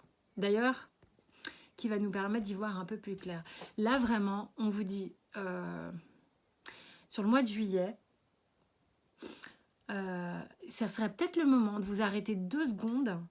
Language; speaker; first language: French; native; French